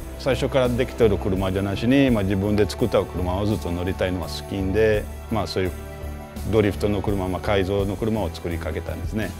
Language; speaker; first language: Japanese; non-native, fluent; Portuguese